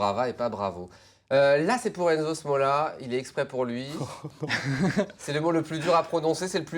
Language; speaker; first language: French; native; French